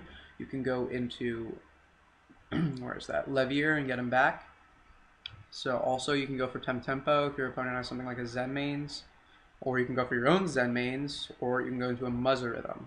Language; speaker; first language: English; native; English